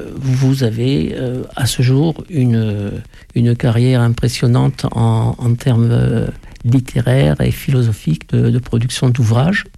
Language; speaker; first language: French; native; French